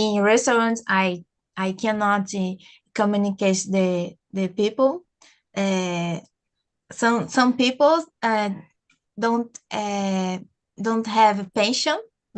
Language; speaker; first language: English; non-native, learner; Portuguese